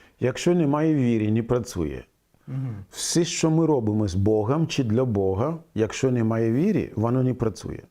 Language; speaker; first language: Ukrainian; non-native, fluent; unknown